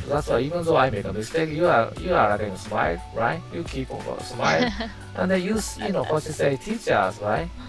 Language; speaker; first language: English; non-native, learner; Japanese